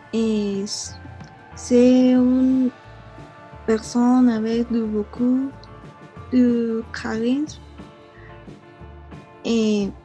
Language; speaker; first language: French; non-native, learner; Spanish